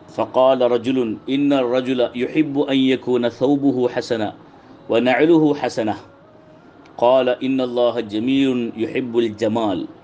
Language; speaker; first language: Kannada; non-native, local second language; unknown